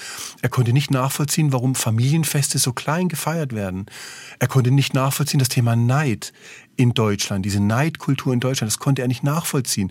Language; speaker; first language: German; native; German